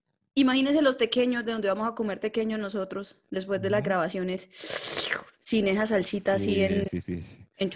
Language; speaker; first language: Spanish; native; Spanish